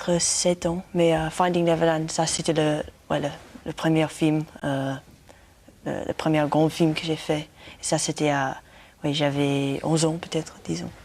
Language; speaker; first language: French; non-native, fluent; English